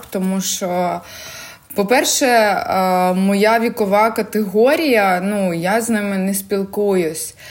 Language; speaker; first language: Ukrainian; non-native, local second language; Russian